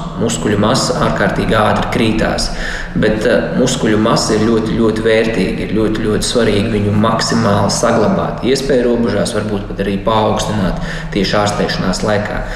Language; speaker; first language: Latvian; native; Latvian